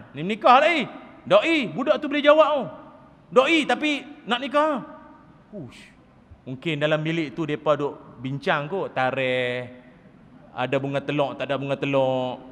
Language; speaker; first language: Malay; native; Malay